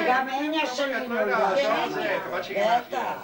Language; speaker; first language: Hebrew; non-native, fluent; Yiddish